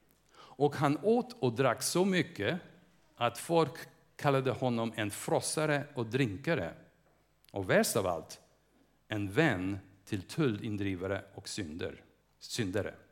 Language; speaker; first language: Swedish; non-native, fluent; English